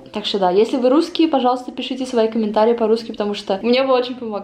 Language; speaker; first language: Russian; early bilingual, heritage; Russian